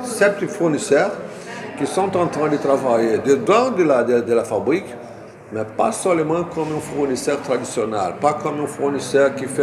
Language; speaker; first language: French; non-native, fluent; Portuguese